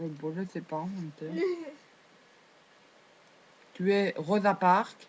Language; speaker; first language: French; native; French